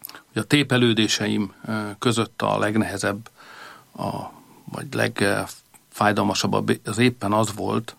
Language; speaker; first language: Hungarian; native; Hungarian